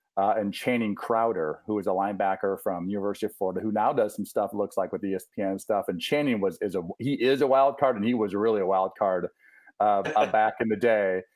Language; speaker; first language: English; native; English